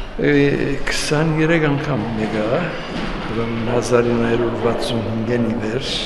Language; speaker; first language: Armenian; early bilingual, heritage; Armenian